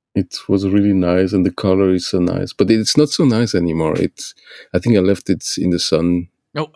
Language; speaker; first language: English; non-native, fluent; Portuguese